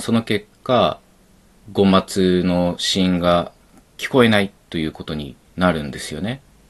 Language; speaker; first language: Japanese; native; Japanese